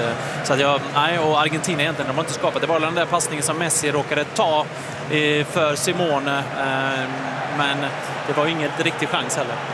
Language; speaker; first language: Swedish; native; Swedish